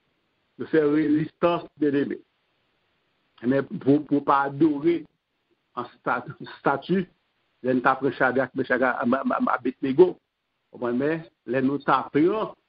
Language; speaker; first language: French; non-native, local second language; Haitian Creole